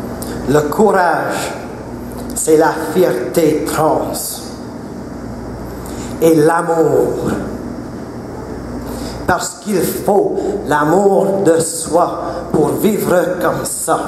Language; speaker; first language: French; non-native, local second language; English